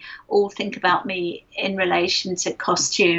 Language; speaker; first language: English; native; English